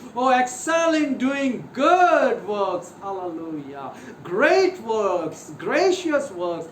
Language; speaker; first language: English; non-native, local second language; Hindi